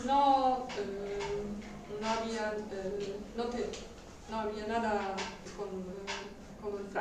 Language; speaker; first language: Spanish; non-native, learner; Polish